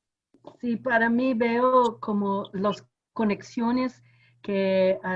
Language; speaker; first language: Spanish; non-native, fluent; English